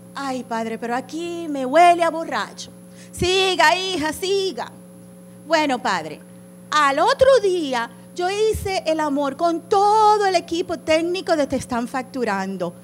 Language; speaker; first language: Spanish; early bilingual, heritage; Spanish